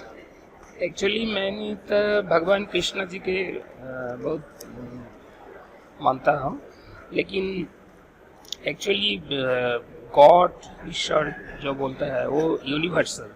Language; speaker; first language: Hindi; non-native, local second language; Bangla